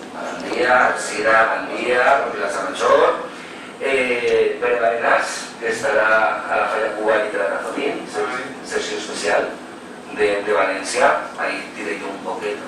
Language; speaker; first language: Spanish; non-native, local second language; Catalan